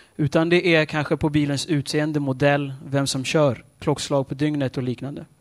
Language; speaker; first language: Swedish; early bilingual, other home language; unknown